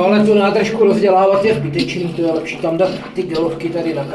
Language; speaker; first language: Czech; native; Czech